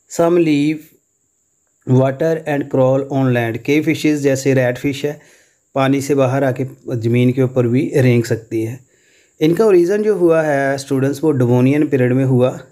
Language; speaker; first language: Urdu; non-native, local second language; Punjabi